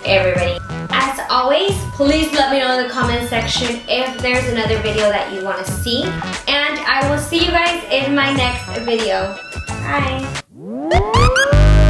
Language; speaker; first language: English; early bilingual, other home language; Spanish